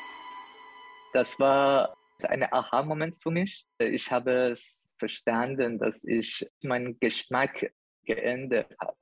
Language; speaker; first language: German; non-native, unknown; Persian